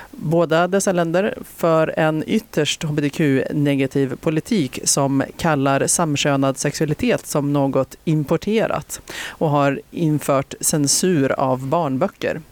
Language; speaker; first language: Swedish; native; Swedish